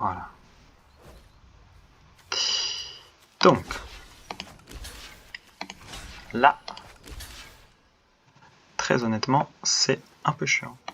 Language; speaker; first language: French; native; French